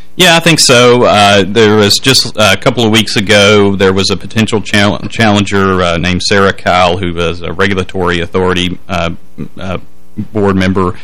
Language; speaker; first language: English; native; English